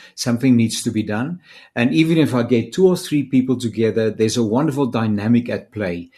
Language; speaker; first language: English; non-native, local second language; Afrikaans